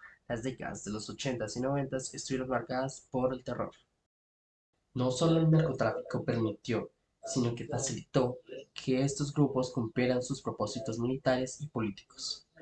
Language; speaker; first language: Spanish; native; Spanish